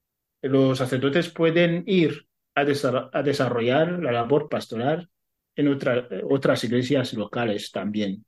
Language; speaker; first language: Spanish; non-native, fluent; Kinyarwanda